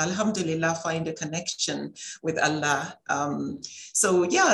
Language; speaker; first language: English; native; English